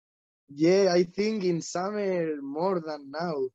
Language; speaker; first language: English; non-native, learner; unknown